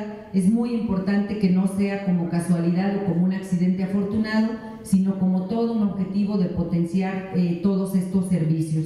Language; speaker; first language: Spanish; native; Spanish